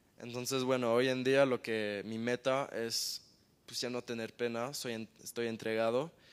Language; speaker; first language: Spanish; early bilingual, heritage; Spanish